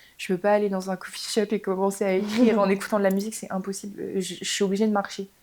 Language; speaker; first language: French; native; French